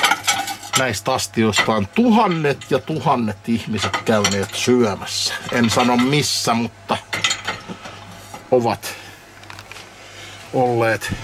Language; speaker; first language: Finnish; native; Finnish